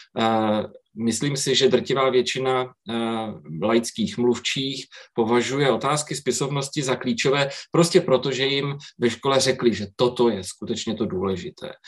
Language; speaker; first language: Czech; native; Czech